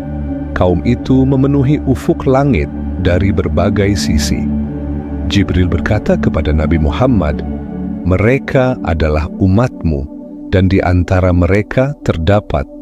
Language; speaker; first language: Indonesian; native; Indonesian